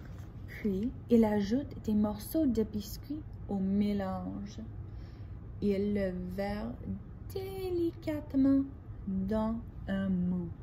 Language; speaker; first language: French; non-native, fluent; English